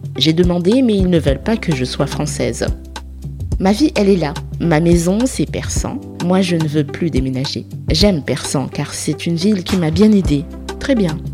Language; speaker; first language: French; non-native, learner; Soninke